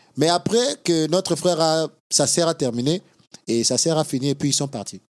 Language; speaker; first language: French; non-native, local second language; Lingala